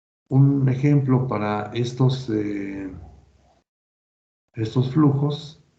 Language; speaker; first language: Spanish; native; Spanish